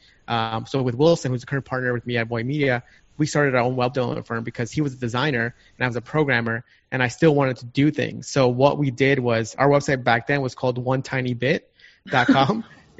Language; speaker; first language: English; native; English